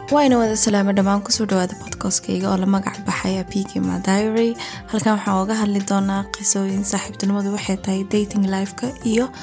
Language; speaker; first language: Somali; early bilingual, heritage; Somali